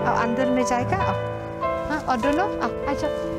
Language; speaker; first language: Hindi; non-native, local second language; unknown